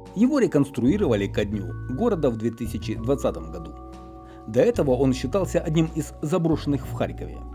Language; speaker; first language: Russian; native; Russian